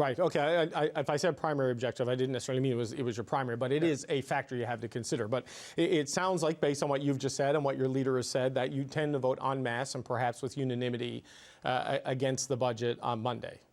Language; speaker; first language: English; native; English